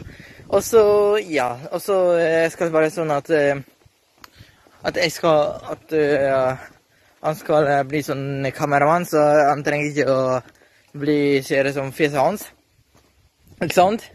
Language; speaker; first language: Swedish; non-native, learner; Norwegian